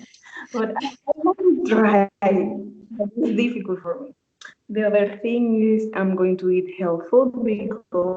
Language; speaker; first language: English; non-native, learner; Spanish